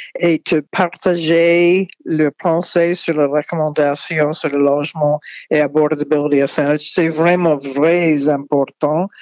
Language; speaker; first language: French; non-native, fluent; English